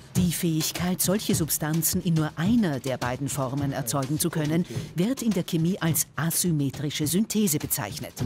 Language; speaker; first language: German; native; German